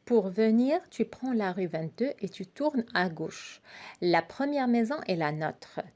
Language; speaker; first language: French; non-native, local second language; Arabic